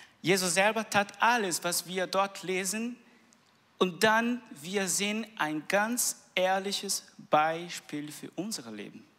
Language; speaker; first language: German; non-native, learner; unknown